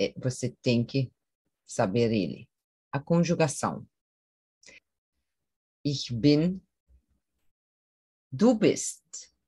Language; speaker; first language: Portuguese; non-native, fluent; German